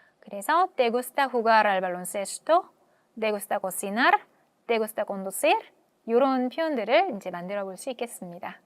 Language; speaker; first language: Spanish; non-native, fluent; Korean